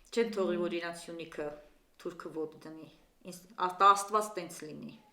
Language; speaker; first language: Armenian; native; Armenian